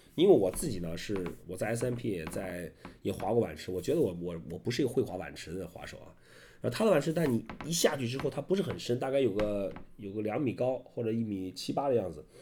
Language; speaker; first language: Chinese; native; Chinese